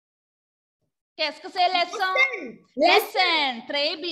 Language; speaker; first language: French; non-native, fluent; Malayalam